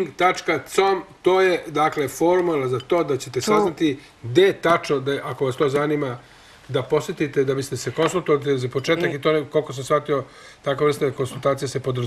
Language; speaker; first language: Croatian; native; Croatian